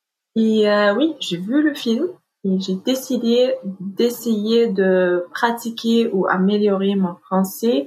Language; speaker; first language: French; non-native, learner; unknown